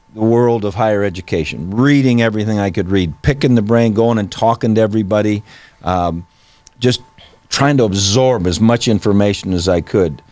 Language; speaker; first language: English; native; English